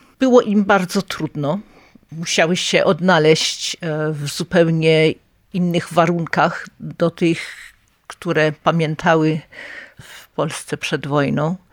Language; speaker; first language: Polish; early bilingual, heritage; Polish